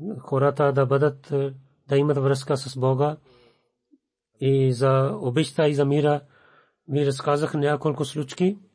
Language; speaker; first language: Bulgarian; non-native, learner; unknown